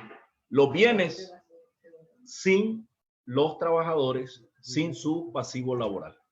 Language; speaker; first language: Spanish; native; Spanish